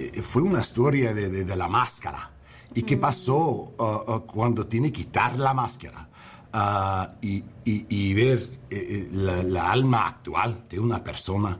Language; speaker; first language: Spanish; non-native, learner; English